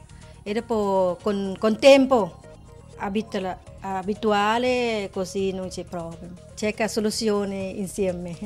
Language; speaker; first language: Italian; non-native, learner; Thai